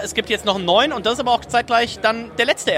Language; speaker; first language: German; native; German